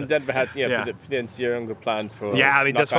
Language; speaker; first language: German; non-native, learner; English